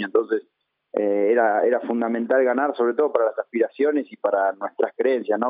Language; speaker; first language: Spanish; native; Spanish